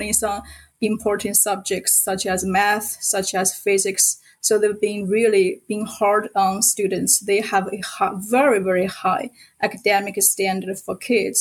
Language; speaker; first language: English; non-native, fluent; Chinese